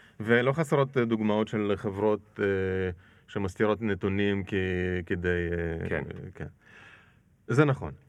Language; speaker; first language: Hebrew; non-native, fluent; Russian